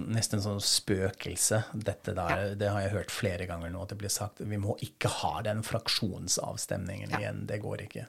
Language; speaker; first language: Norwegian; non-native, fluent; German